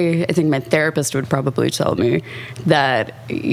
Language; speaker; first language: English; native; English